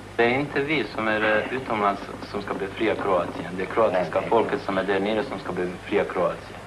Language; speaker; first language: Swedish; non-native, fluent; Croatian